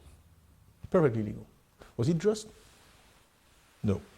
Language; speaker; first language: English; non-native, fluent; French